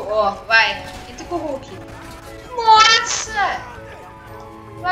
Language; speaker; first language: Portuguese; native; Portuguese